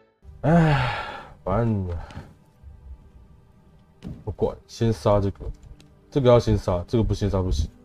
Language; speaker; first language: Chinese; native; Chinese